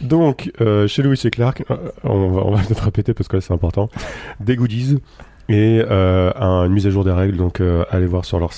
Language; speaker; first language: French; native; French